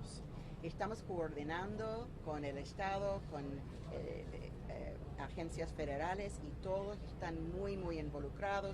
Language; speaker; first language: Spanish; non-native, fluent; English